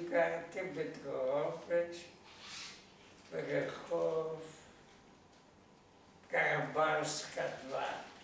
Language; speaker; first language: Hebrew; non-native, learner; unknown